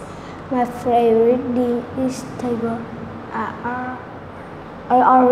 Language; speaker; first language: English; non-native, learner; Vietnamese